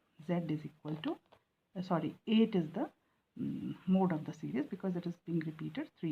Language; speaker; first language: English; non-native, local second language; Hindi